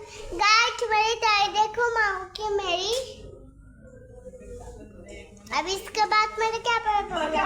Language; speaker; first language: Hindi; non-native, local second language; Marathi